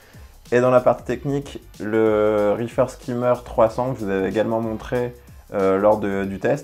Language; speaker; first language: French; native; French